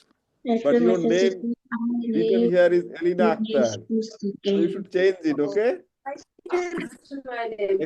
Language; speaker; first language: English; non-native, fluent; Bangla